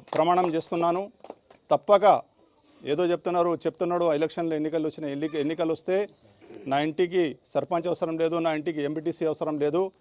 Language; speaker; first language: Telugu; native; Telugu